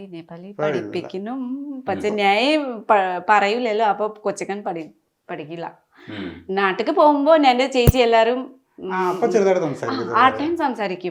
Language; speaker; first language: Malayalam; non-native, learner; Nepali